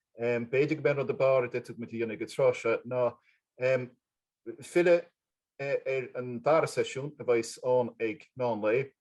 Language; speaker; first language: Irish; native; Irish